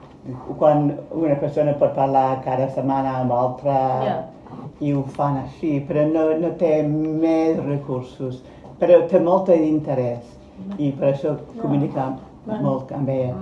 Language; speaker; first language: Catalan; non-native, fluent; Spanish